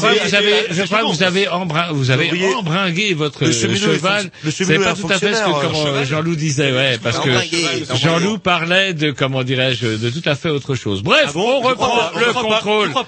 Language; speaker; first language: French; native; French